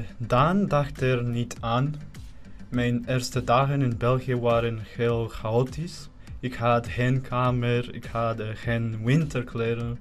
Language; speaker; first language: Dutch; non-native, learner; Spanish